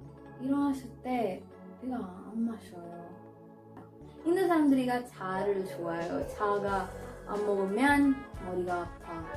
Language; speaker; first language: Korean; non-native, learner; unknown